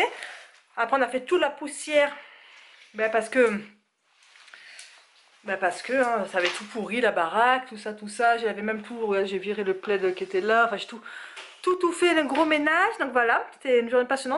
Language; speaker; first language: French; native; French